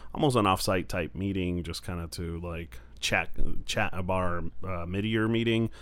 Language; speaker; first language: English; non-native, fluent; Spanish